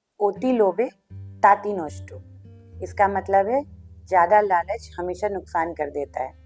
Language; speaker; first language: Hindi; non-native, local second language; Bangla